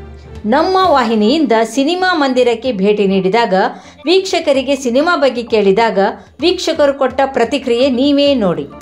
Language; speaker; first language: Kannada; native; Kannada